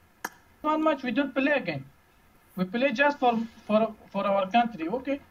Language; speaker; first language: English; non-native, learner; Uzbek